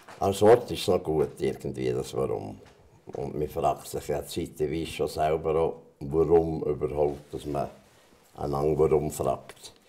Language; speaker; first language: German; native; German